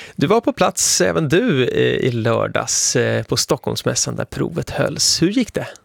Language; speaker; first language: Swedish; native; Swedish